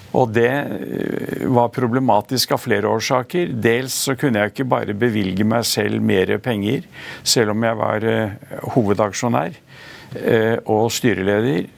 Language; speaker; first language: Norwegian; native; Norwegian